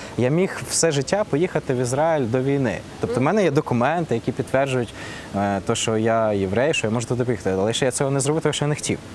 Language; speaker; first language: Ukrainian; non-native, local second language; Russian